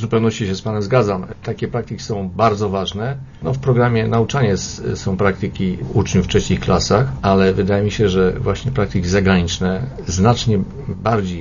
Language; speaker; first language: Polish; native; Polish